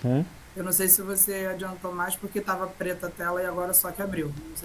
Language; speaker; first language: Portuguese; native; Portuguese